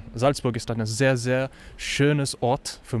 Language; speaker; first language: German; non-native, learner; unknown